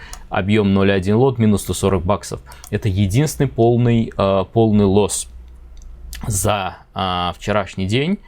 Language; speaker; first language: Russian; native; Russian